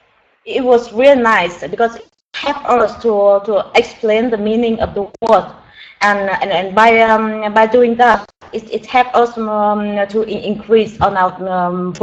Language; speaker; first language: English; non-native, learner; Vietnamese